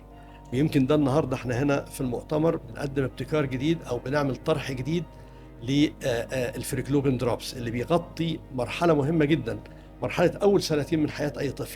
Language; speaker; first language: Arabic; native; Arabic